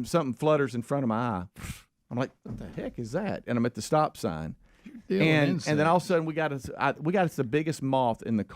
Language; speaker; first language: English; native; English